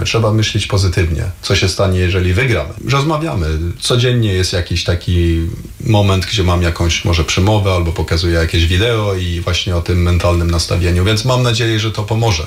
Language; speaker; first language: Polish; non-native, fluent; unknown